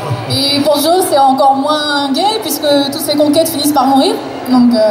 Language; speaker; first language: French; native; French